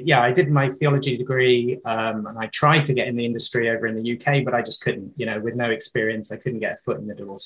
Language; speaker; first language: English; native; English